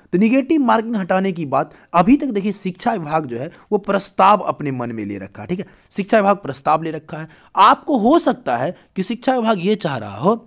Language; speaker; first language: Hindi; native; Hindi